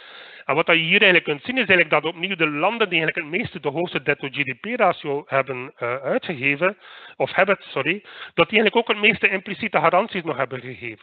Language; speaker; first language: Dutch; native; Dutch